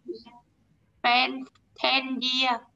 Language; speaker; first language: English; non-native, learner; Vietnamese